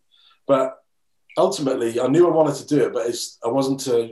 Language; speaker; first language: English; native; English